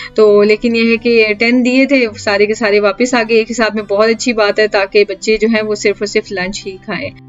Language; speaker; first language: Urdu; native; Urdu